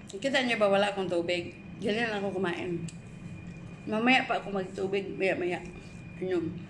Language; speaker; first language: Filipino; non-native, local second language; Cebuano